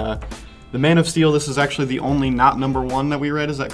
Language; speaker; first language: English; native; English